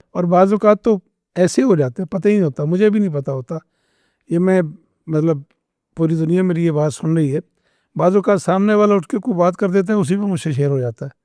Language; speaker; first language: Urdu; non-native, local second language; Saraiki